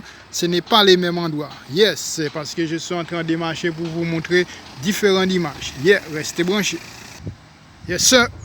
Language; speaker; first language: French; non-native, local second language; Haitian Creole